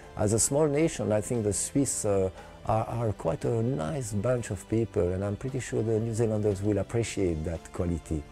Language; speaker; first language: English; non-native, fluent; French